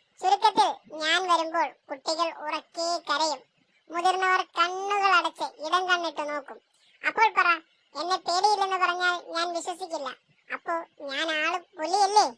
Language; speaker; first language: Malayalam; native; Malayalam